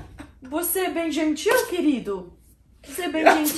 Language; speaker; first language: Portuguese; non-native, learner; English